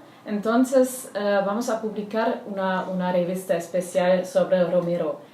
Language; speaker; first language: Spanish; non-native, learner; German